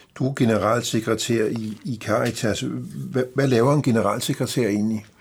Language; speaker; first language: Danish; native; Danish